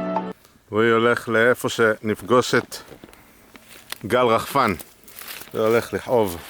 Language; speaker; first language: Hebrew; native; Hebrew